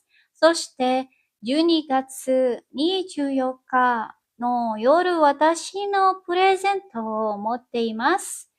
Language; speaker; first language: Japanese; non-native, learner; Indonesian